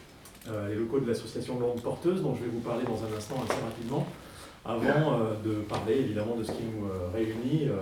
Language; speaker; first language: French; native; French